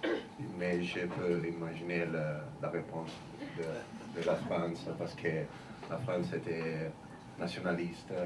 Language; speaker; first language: French; non-native, learner; Italian